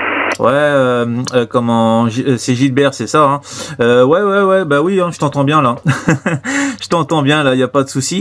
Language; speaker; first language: French; native; French